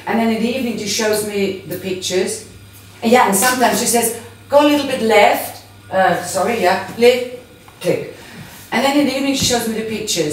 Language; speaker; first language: English; non-native, fluent; German